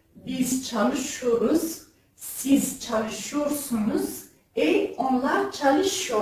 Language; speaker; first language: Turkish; non-native, fluent; French